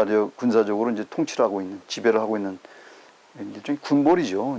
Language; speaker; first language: Korean; native; Korean